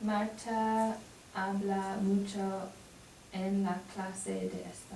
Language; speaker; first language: Spanish; non-native, learner; English